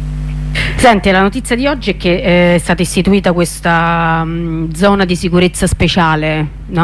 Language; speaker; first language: Italian; native; Italian